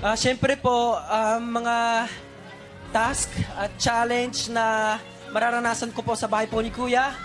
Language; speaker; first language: Filipino; early bilingual, heritage; Filipino